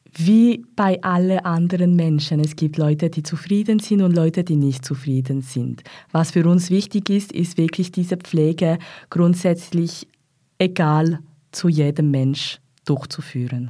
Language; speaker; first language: German; non-native, local second language; French